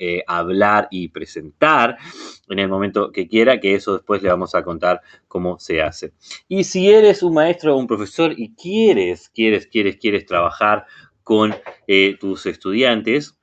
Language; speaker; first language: Spanish; non-native, fluent; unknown